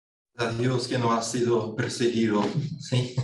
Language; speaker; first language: Spanish; non-native, fluent; Portuguese